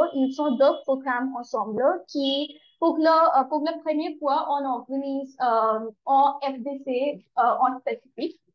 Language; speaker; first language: French; non-native, learner; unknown